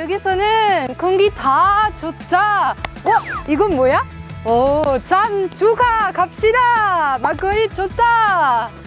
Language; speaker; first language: Korean; non-native, learner; French